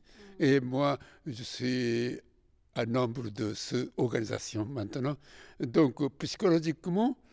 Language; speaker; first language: French; non-native, fluent; Japanese